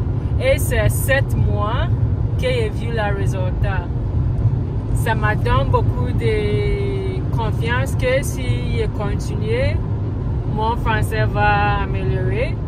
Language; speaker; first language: French; non-native, learner; English